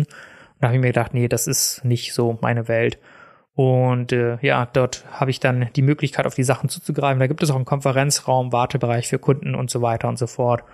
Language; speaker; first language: German; native; German